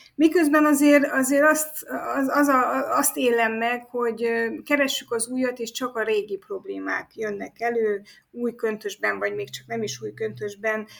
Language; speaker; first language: Hungarian; native; Hungarian